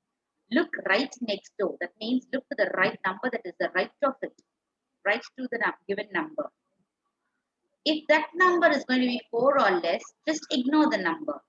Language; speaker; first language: English; non-native, local second language; Tamil